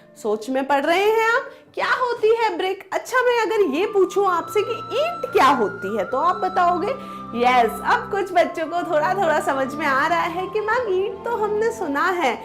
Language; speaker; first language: Hindi; non-native, local second language; Gujarati